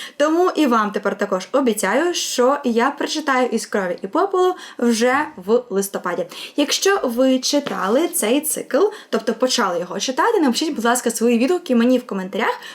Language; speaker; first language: Ukrainian; non-native, local second language; Russian